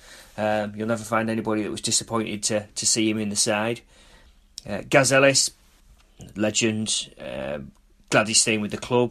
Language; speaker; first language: English; native; English